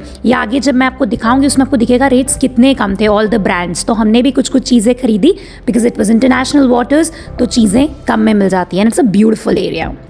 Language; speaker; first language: Hindi; native; Hindi